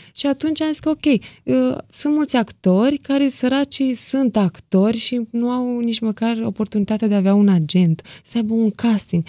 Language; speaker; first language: Romanian; native; Romanian